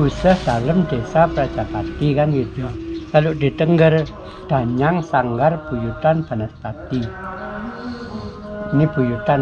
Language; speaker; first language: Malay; non-native, local second language; Javanese